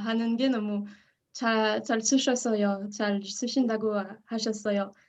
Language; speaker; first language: Korean; non-native, learner; French